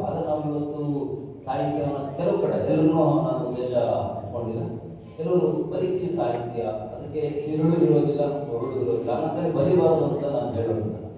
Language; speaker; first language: Kannada; native; Kannada